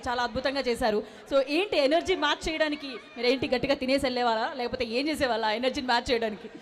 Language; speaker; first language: Telugu; native; Telugu